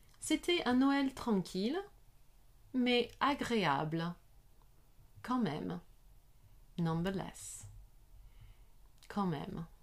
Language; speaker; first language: French; non-native, learner; English